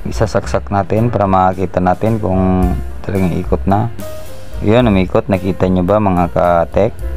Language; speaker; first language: Filipino; non-native, local second language; Iloko